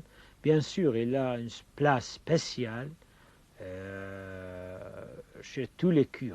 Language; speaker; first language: French; non-native, fluent; Kurdish